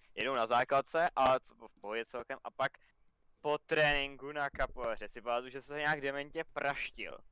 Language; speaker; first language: Czech; native; Czech